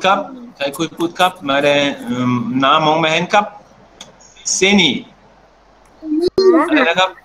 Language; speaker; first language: Thai; non-native, learner; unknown